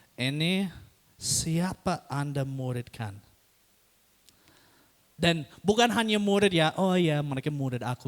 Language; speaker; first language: Indonesian; non-native, fluent; English